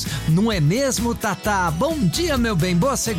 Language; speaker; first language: Portuguese; native; Portuguese